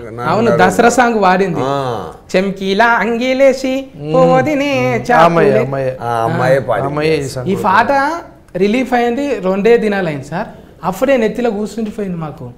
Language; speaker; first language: Telugu; native; Telugu